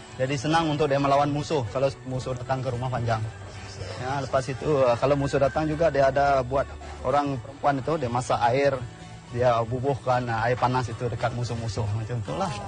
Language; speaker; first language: Malay; non-native, local second language; Iban